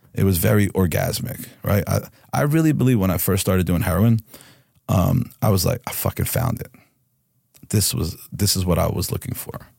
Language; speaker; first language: English; native; English